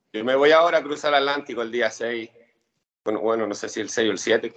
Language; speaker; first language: Spanish; native; Spanish